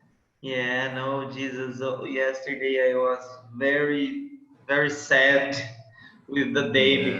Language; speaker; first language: English; non-native, fluent; Portuguese